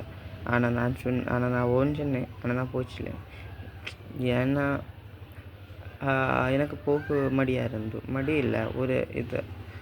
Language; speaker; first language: Tamil; non-native, learner; Malayalam